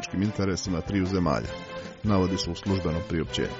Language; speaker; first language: Croatian; native; Croatian